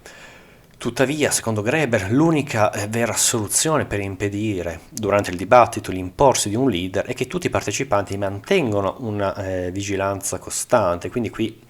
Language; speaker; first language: Italian; native; Italian